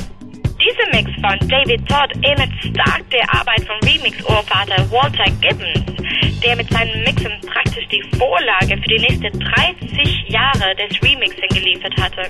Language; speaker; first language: German; native; German